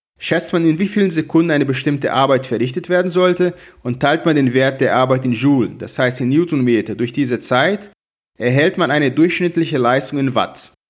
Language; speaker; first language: German; non-native, fluent; Portuguese